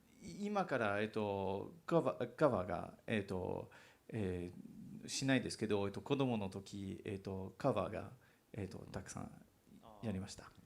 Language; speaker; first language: Japanese; non-native, learner; English